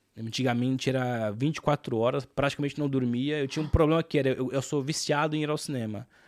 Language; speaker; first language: Portuguese; native; Portuguese